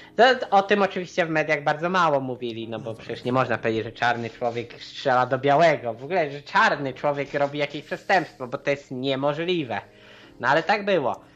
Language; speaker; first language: Polish; native; Polish